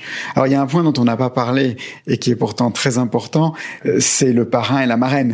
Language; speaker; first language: French; native; French